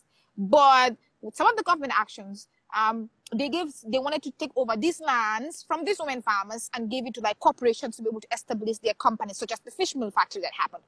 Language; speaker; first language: English; non-native, local second language; Wolof